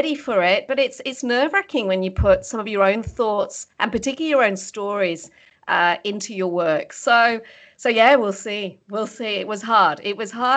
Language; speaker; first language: English; native; English